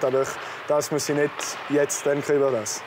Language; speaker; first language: German; non-native, local second language; French